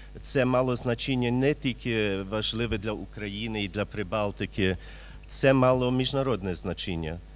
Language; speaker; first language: Ukrainian; early bilingual, heritage; Ukrainian